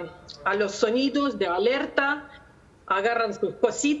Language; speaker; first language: Spanish; non-native, learner; Ukrainian